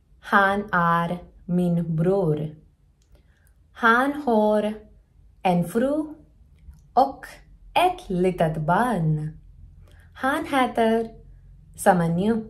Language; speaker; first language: Swedish; non-native, learner; Kannada